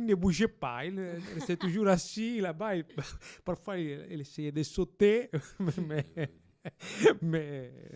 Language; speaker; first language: French; non-native, fluent; Italian